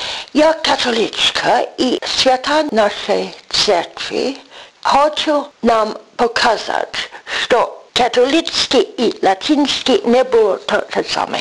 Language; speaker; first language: Ukrainian; early bilingual, heritage; English